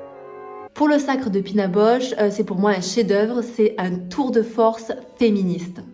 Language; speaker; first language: French; native; French